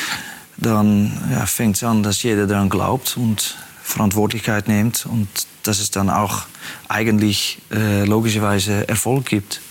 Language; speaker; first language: German; non-native, fluent; Dutch